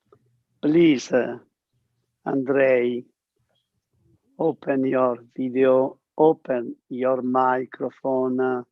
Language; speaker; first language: English; non-native, learner; Italian